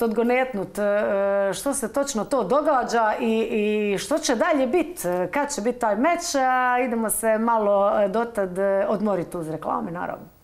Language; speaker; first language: Croatian; native; Croatian